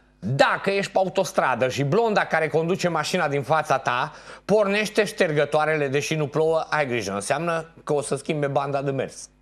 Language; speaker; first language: Romanian; native; Romanian